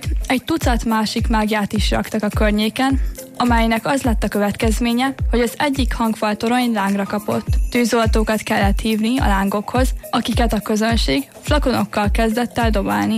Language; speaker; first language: Hungarian; native; Hungarian